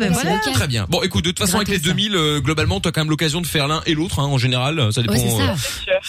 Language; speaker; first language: French; native; French